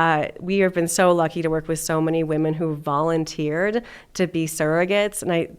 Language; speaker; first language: English; native; English